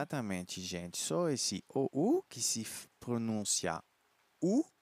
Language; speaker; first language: Portuguese; non-native, fluent; French